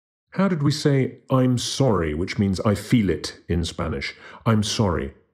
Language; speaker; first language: English; native; English